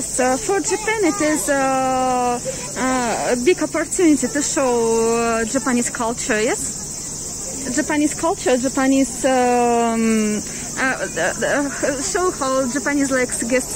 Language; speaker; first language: English; non-native, learner; Russian